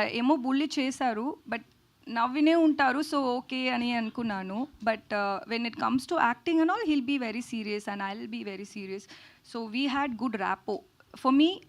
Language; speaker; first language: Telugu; non-native, learner; Tamil